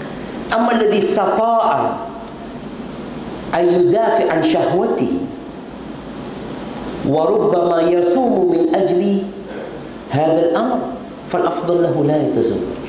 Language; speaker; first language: Arabic; non-native, fluent; Indonesian